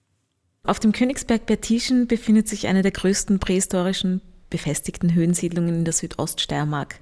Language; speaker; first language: German; native; German